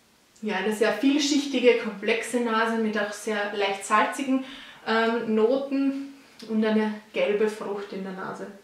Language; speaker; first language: German; native; German